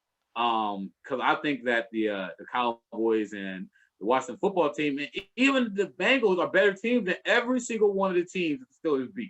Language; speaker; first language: English; native; English